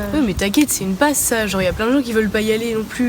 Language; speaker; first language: French; native; French